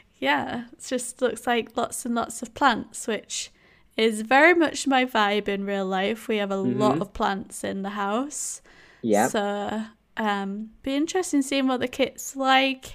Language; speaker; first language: English; native; English